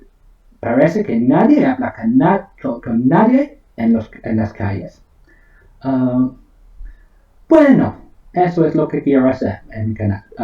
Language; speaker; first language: Spanish; non-native, fluent; English